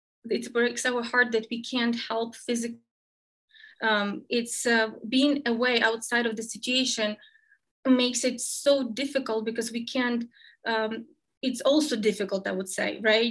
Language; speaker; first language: English; non-native, fluent; Ukrainian